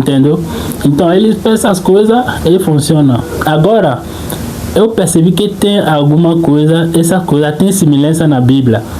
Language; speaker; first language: Portuguese; non-native, fluent; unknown